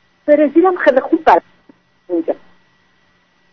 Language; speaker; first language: Persian; non-native, fluent; French